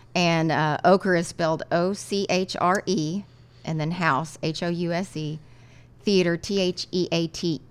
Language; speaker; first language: English; native; English